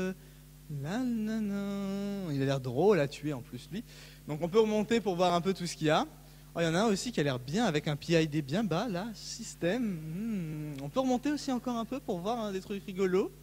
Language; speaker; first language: French; native; French